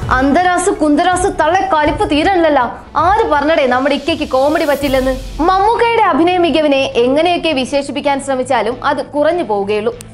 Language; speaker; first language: Malayalam; native; Malayalam